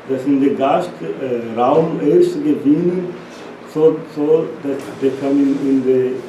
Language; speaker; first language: German; non-native, learner; Portuguese